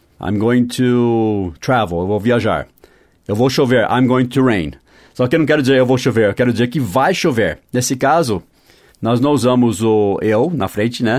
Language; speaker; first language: Portuguese; non-native, fluent; English